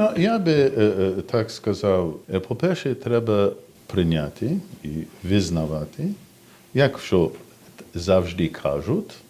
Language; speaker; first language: Ukrainian; non-native, fluent; English